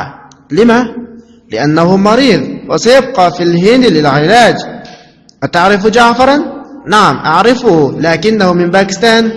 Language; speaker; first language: Arabic; non-native, fluent; Uyghur